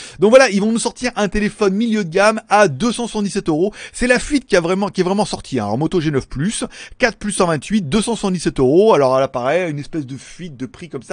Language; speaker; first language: French; native; French